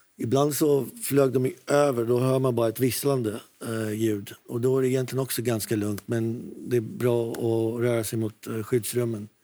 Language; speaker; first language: Swedish; non-native, fluent; Arabic